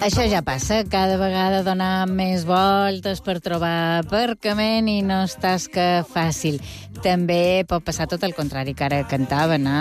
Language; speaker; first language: Catalan; native; Catalan